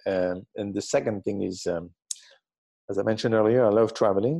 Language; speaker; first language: English; non-native, fluent; French